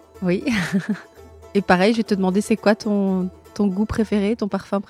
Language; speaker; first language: French; native; French